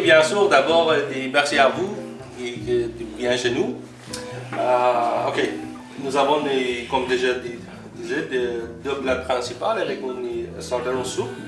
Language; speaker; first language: French; non-native, learner; Persian